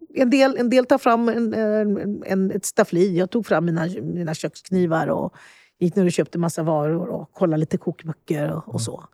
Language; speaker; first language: Swedish; early bilingual, other home language; Spanish